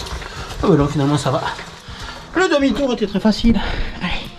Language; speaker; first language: French; native; French